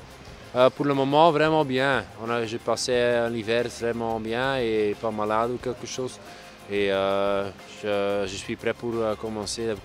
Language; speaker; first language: French; non-native, local second language; Dutch